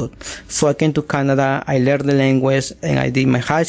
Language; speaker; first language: English; non-native, learner; Spanish